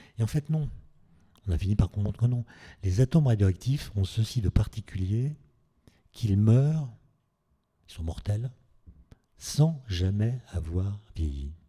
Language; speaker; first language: French; native; French